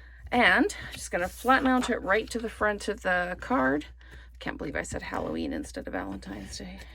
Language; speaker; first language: English; native; English